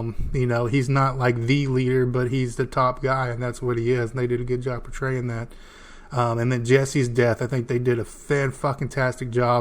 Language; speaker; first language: English; native; English